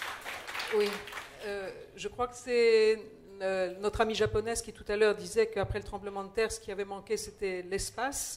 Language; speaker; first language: French; native; French